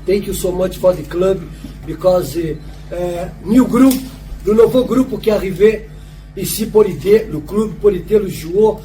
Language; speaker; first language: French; non-native, fluent; Portuguese